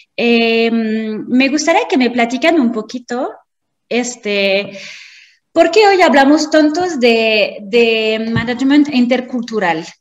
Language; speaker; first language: Spanish; non-native, fluent; French